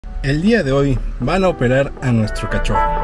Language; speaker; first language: Spanish; native; Spanish